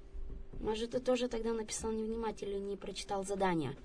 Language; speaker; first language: Russian; native; Russian